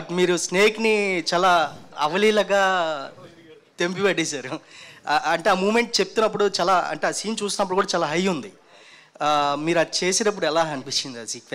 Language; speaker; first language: Telugu; native; Telugu